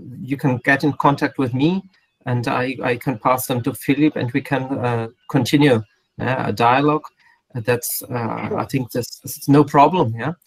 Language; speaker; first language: English; non-native, fluent; Portuguese